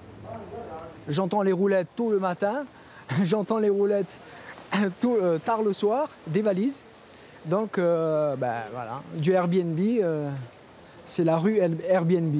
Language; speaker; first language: French; native; French